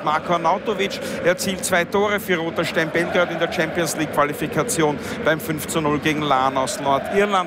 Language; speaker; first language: German; native; German